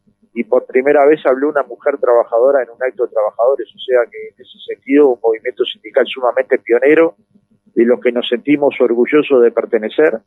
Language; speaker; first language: Spanish; native; Spanish